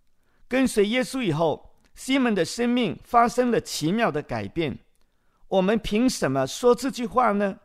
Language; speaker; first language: Chinese; native; Chinese